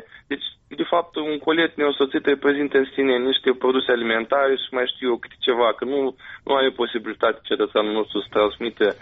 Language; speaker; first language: Romanian; native; Romanian